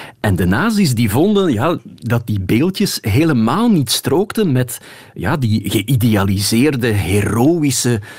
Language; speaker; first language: Dutch; native; Dutch